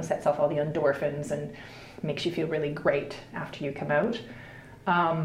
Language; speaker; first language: English; native; English